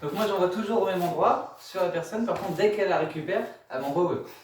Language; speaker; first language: French; native; French